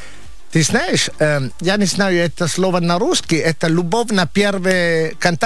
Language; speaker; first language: Russian; non-native, learner; Italian